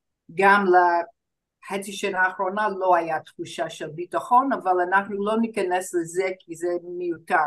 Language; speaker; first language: Hebrew; non-native, fluent; English